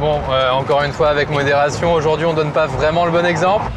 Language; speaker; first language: French; native; French